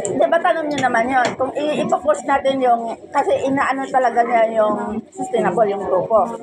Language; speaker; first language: Filipino; native; Filipino